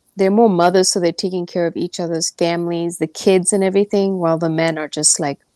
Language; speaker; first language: English; non-native, local second language; Gujarati